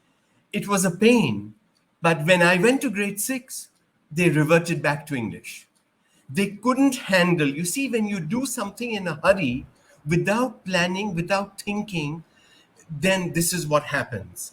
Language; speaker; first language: English; non-native, local second language; Urdu